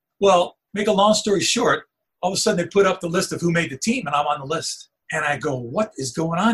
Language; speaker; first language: English; early bilingual, other home language; Spanish